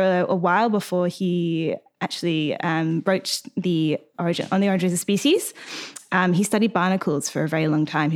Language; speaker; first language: English; native; English